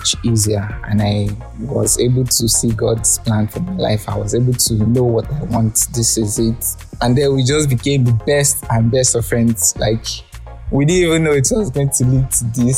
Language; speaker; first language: English; non-native, local second language; Yoruba